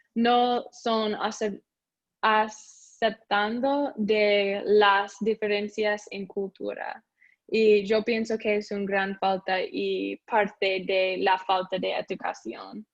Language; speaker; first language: Spanish; non-native, learner; English